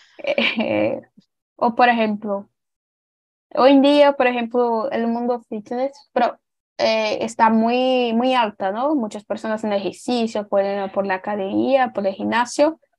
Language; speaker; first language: Spanish; non-native, learner; Portuguese